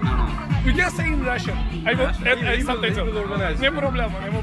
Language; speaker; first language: English; non-native, fluent; Turkish